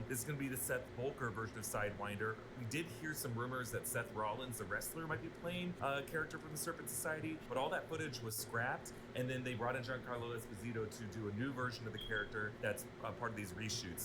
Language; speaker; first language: English; native; English